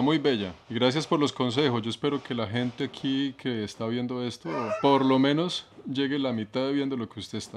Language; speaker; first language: Spanish; native; Spanish